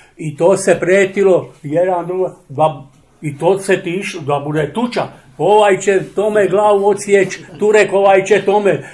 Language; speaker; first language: Serbian; non-native, local second language; Czech